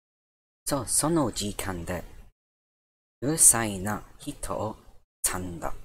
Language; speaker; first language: Japanese; non-native, learner; English